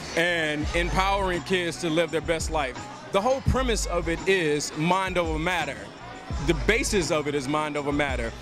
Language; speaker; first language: English; native; English